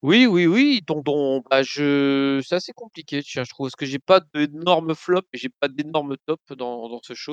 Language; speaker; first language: French; native; French